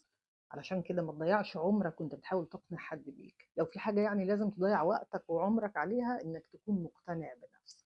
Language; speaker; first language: Arabic; native; Arabic